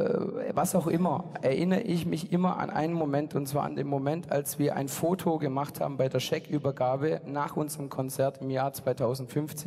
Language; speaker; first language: German; native; German